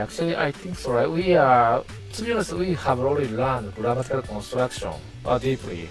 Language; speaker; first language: English; non-native, learner; Japanese